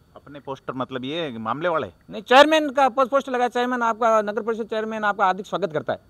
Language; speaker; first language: Hindi; native; Hindi